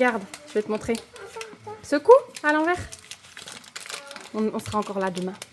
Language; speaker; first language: French; native; French